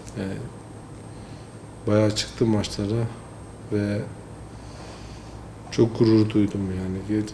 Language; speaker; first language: Turkish; early bilingual, heritage; French